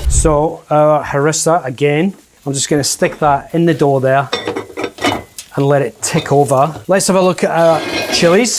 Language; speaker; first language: English; native; English